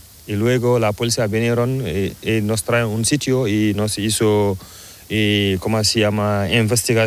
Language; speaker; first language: Spanish; non-native, learner; Fula